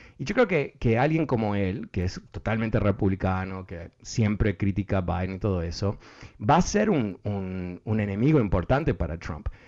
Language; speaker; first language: Spanish; early bilingual, heritage; Spanish